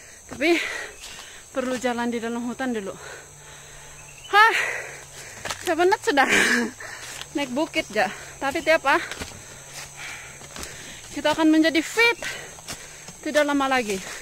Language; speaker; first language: Malay; non-native, local second language; Central Dusun